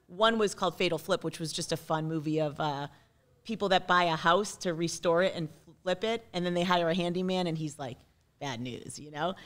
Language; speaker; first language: English; native; English